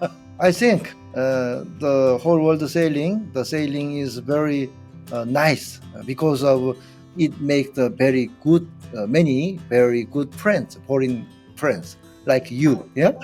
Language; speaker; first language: English; non-native, learner; Korean